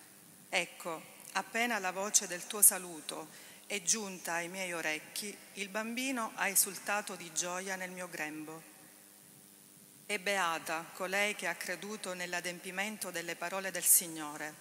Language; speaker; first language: Italian; native; Italian